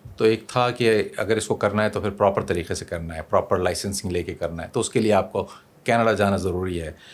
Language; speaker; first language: Urdu; native; Urdu